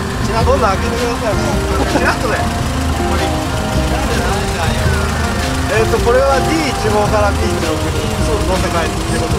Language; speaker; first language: Japanese; native; Japanese